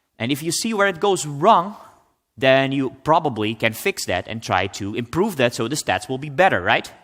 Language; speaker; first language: English; non-native, fluent; Dutch